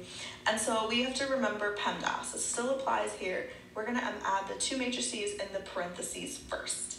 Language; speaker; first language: English; native; English